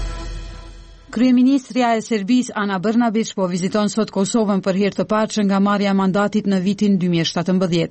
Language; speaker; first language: Albanian; native; Albanian